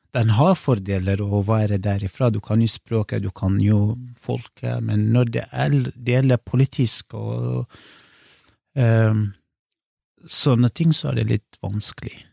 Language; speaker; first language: Norwegian; non-native, fluent; Kurdish